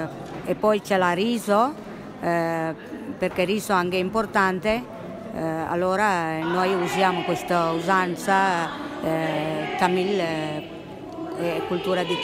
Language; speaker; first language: Italian; non-native, learner; Tamil